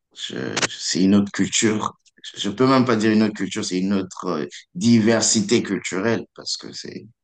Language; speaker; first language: French; non-native, local second language; Lingala